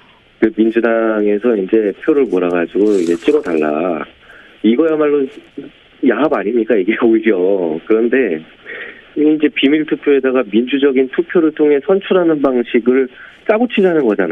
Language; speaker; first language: Korean; native; Korean